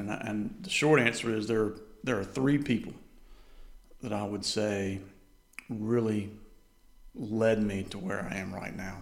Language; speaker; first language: English; native; English